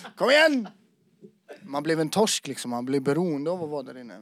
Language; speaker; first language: Swedish; native; Swedish